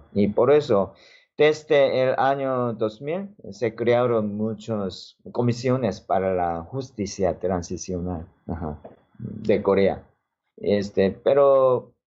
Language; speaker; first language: Spanish; non-native, learner; Korean